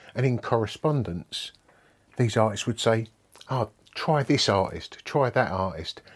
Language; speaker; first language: English; native; English